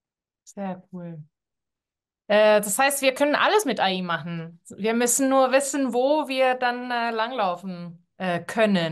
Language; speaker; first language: German; non-native, fluent; Spanish